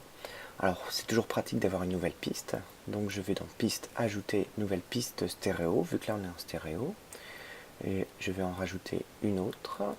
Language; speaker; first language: French; native; French